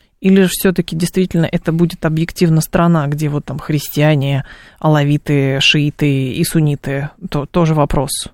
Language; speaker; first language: Russian; native; Russian